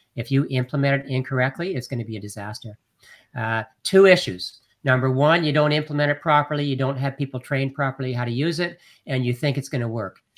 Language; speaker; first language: English; native; English